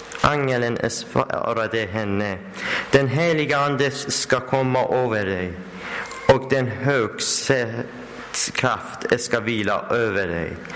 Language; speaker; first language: Swedish; non-native, learner; Persian